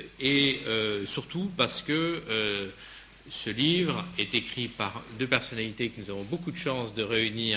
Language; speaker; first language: French; native; French